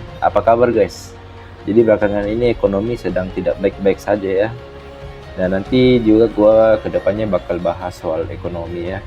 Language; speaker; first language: Indonesian; native; Indonesian